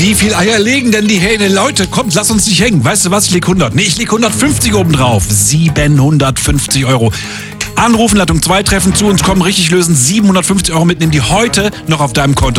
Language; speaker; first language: German; native; German